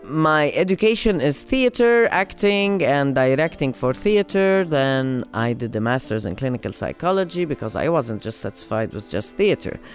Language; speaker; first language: English; non-native, fluent; Arabic